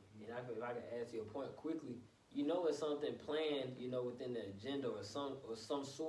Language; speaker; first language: English; native; English